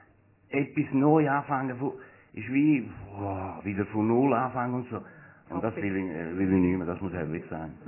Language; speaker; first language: German; non-native, learner; Italian